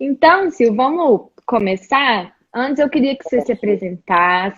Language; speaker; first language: Portuguese; native; Portuguese